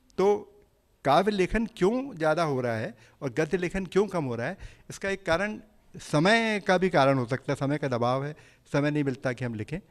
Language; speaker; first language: Hindi; native; Hindi